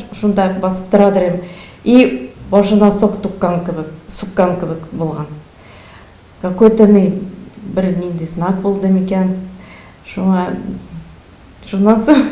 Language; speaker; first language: Tatar; native; Tatar